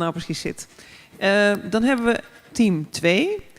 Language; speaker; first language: Dutch; native; Dutch